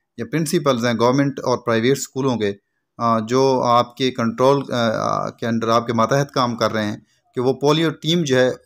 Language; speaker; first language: Urdu; non-native, local second language; Punjabi